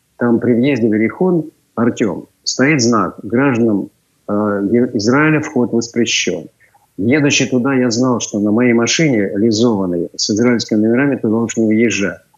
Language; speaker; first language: Russian; native; Russian